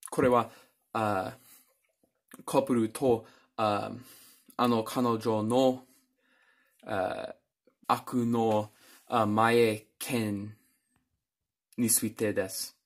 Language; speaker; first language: Japanese; non-native, learner; English